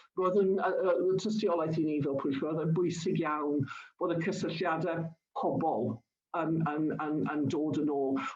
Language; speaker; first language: Welsh; non-native, local second language; English